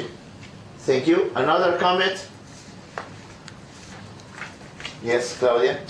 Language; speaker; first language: English; non-native, fluent; Spanish